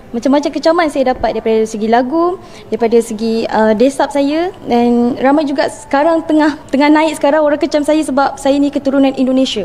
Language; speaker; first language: Malay; early bilingual, other home language; Indonesian